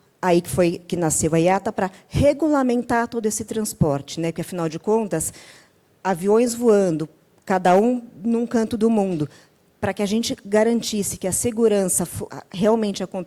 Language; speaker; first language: Portuguese; native; Portuguese